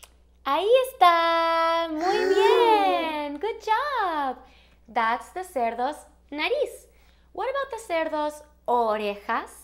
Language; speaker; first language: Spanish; early bilingual, heritage; Spanish